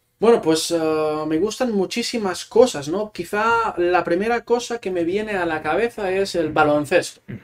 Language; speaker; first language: Spanish; non-native, local second language; Catalan